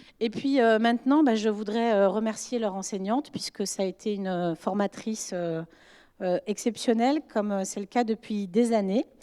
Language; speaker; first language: French; native; French